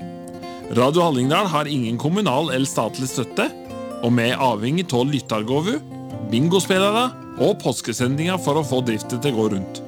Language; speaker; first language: Norwegian; native; Norwegian